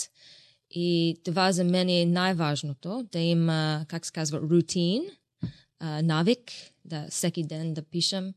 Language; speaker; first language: Bulgarian; non-native, learner; English